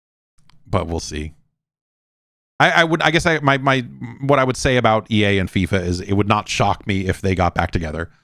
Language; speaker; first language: English; native; English